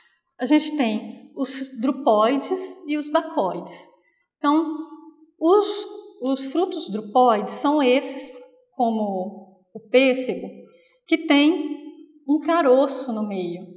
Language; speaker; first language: Portuguese; native; Portuguese